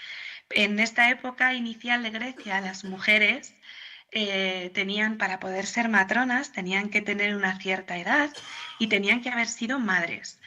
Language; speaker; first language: Spanish; native; Spanish